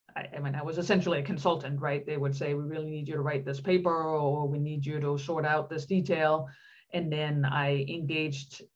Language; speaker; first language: English; non-native, fluent; Danish